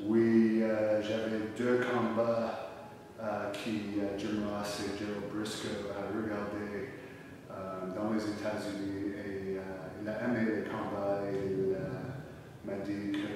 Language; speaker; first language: French; non-native, learner; English